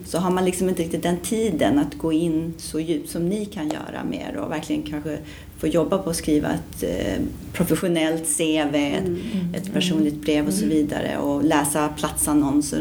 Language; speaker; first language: Swedish; native; Swedish